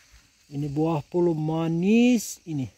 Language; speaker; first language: Indonesian; non-native, learner; Turkish